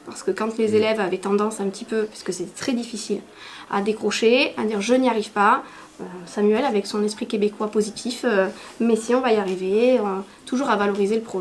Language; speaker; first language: French; native; French